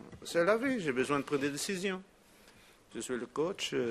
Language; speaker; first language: French; non-native, fluent; Portuguese